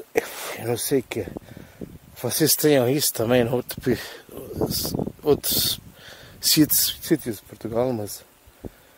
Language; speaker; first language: Portuguese; non-native, fluent; German